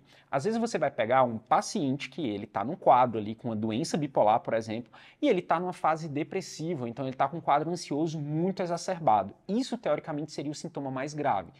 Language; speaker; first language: Portuguese; native; Portuguese